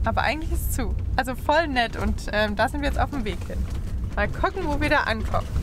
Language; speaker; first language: German; native; German